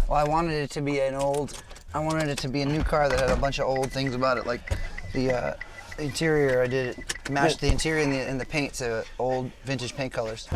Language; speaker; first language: English; native; English